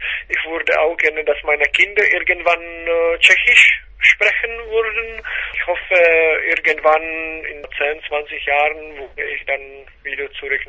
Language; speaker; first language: German; non-native, fluent; Czech